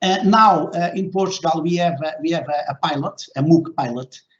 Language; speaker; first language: English; non-native, fluent; Portuguese